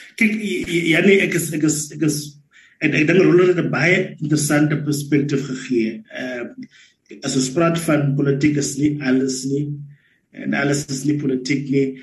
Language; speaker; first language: Afrikaans; non-native, local second language; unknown